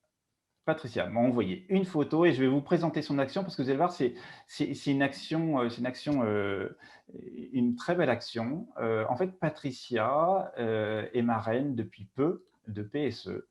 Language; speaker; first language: French; native; French